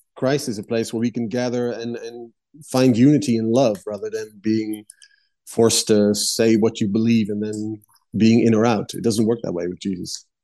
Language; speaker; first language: English; non-native, fluent; Dutch